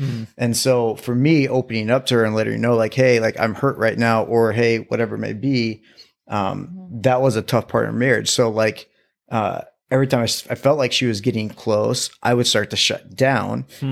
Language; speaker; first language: English; native; English